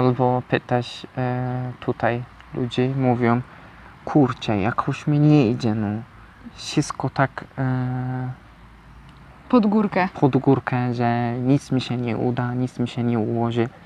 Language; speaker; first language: Polish; non-native, learner; Turkish